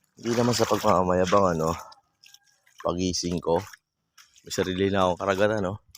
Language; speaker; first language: Filipino; non-native, local second language; Bikol